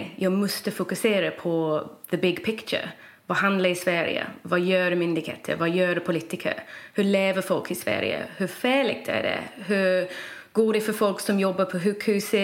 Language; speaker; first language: Swedish; non-native, fluent; English